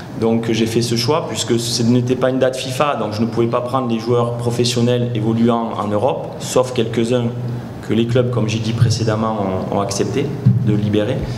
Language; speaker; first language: French; native; French